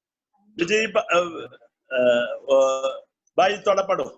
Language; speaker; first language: Hindi; non-native, learner; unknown